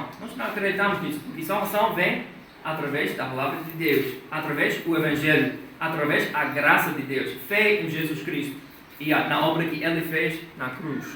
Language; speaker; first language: Portuguese; non-native, fluent; English